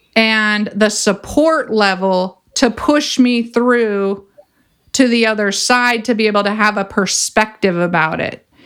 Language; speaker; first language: English; native; English